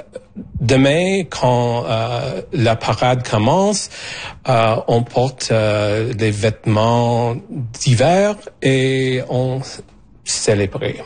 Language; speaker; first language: French; non-native, fluent; English